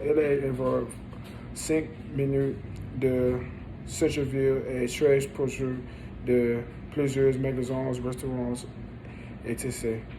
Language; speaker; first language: French; non-native, learner; English